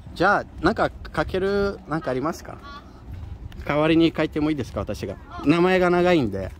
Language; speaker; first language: Japanese; non-native, fluent; Portuguese